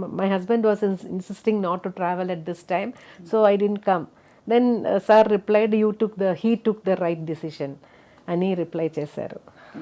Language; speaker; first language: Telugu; non-native, learner; Malayalam